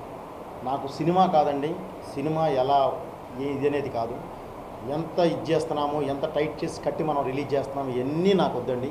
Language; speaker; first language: Telugu; native; Telugu